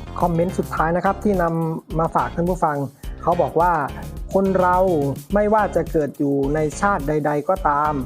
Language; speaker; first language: Thai; native; Thai